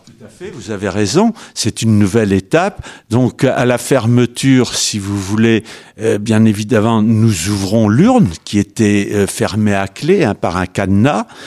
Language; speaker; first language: French; native; French